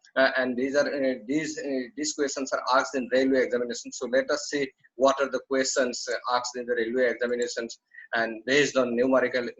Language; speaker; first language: English; non-native, local second language; Assamese